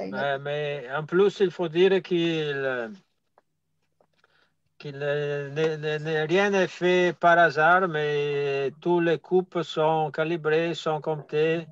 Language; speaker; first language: French; non-native, fluent; Italian